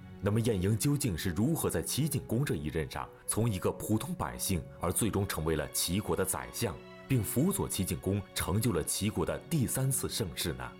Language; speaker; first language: Chinese; native; Chinese